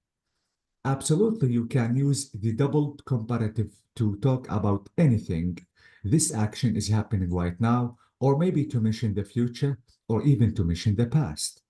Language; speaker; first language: English; non-native, fluent; Arabic